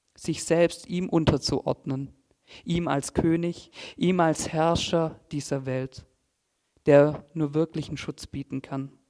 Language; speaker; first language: German; native; German